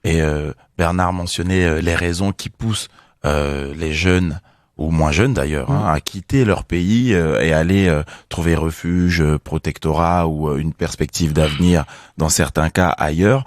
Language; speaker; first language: French; native; French